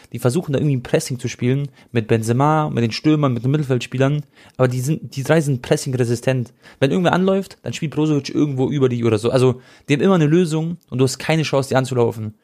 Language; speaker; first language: German; early bilingual, other home language; Croatian